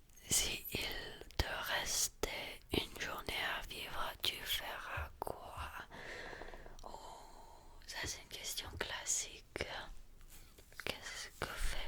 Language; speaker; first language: French; early bilingual, heritage; French